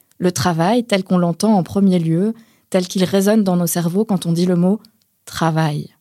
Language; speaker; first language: French; native; French